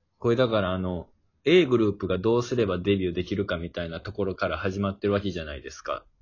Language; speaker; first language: Japanese; native; Japanese